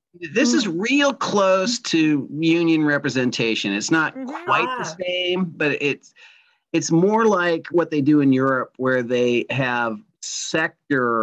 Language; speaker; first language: English; native; English